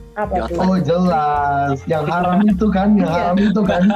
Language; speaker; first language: Indonesian; non-native, local second language; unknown